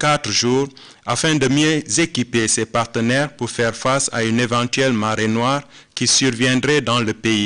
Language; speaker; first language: French; non-native, fluent; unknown